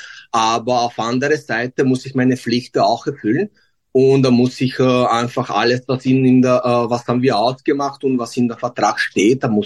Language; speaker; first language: German; non-native, learner; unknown